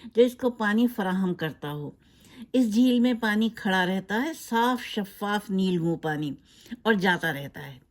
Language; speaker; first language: Urdu; native; Urdu